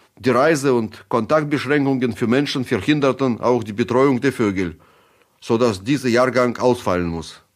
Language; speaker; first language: German; non-native, fluent; Russian